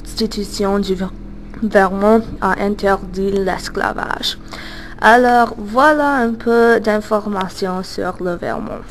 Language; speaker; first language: French; non-native, learner; English